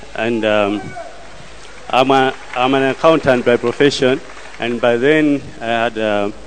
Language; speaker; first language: English; non-native, local second language; Nyanja